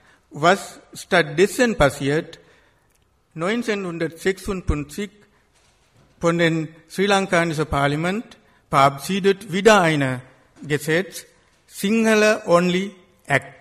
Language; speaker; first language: German; non-native, fluent; Sinhala